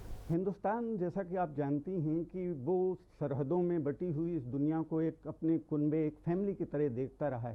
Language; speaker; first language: Urdu; native; Urdu